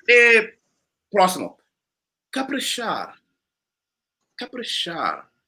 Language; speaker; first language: Portuguese; non-native, learner; English